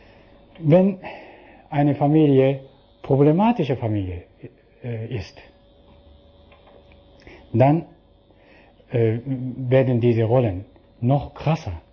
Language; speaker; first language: German; non-native, fluent; Japanese